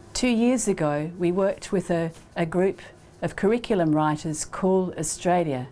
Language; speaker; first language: English; native; English